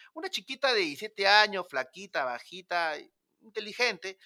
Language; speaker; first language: Spanish; native; Spanish